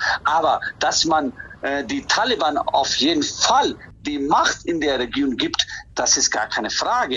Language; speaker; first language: German; non-native, fluent; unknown